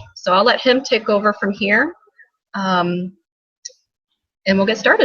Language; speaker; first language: English; native; English